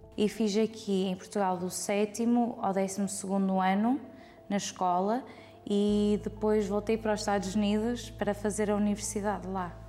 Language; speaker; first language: Portuguese; early bilingual, heritage; Portuguese